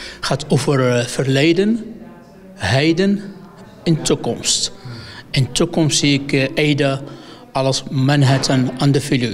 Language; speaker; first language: Dutch; non-native, fluent; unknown